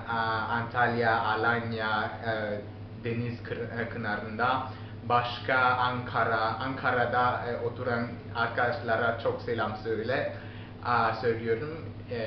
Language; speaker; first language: Turkish; non-native, learner; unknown